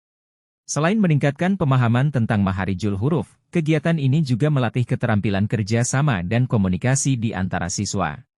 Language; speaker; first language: Indonesian; native; Indonesian